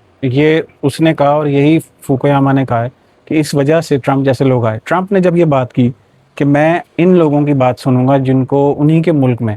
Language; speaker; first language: Urdu; native; Urdu